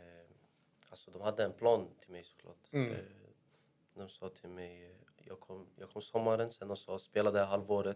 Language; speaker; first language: Swedish; early bilingual, other home language; Arabic